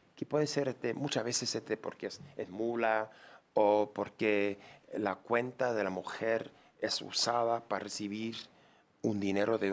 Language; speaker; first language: Spanish; non-native, fluent; English